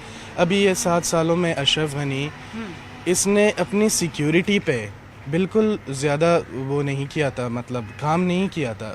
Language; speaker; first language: Hindi; non-native, fluent; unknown